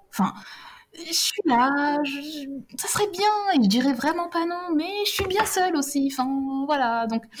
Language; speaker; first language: French; native; French